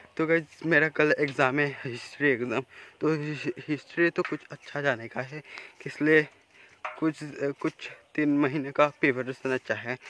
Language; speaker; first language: Hindi; non-native, local second language; Bangla